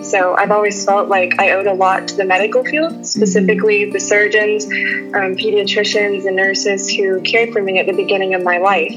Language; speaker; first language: English; native; English